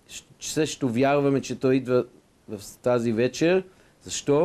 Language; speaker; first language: Bulgarian; non-native, fluent; Hebrew